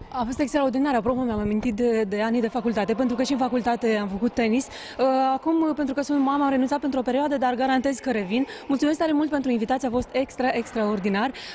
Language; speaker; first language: Romanian; native; Romanian